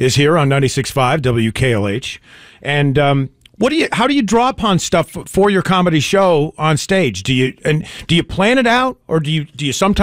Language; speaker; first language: English; native; English